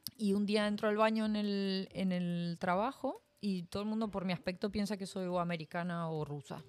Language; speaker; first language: Spanish; native; Spanish